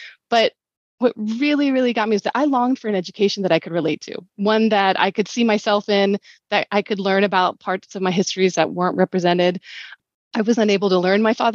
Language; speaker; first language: English; native; English